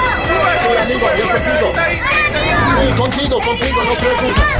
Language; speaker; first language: Spanish; non-native, learner; English